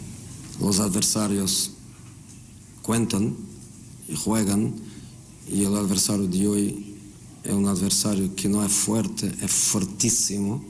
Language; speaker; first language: Spanish; non-native, fluent; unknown